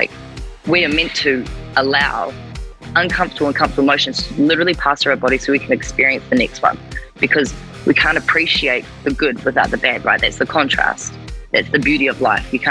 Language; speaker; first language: English; native; English